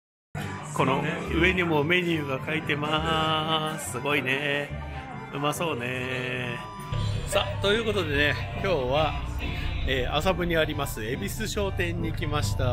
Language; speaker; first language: Japanese; native; Japanese